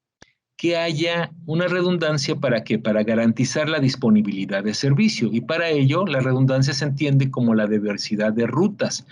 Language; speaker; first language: Spanish; native; Spanish